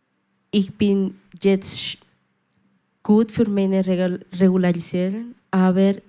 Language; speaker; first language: German; non-native, learner; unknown